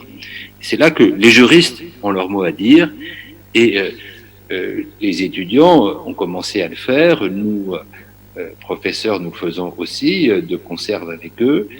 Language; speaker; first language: French; native; French